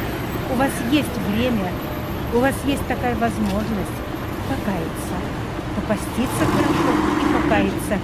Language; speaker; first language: Russian; native; Russian